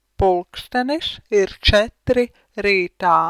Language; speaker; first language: Latvian; native; Latvian